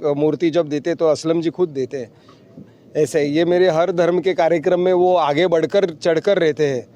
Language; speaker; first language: Hindi; non-native, local second language; Marathi